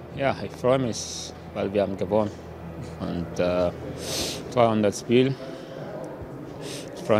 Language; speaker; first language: German; non-native, learner; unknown